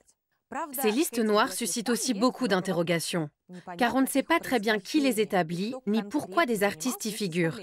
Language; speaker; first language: French; native; French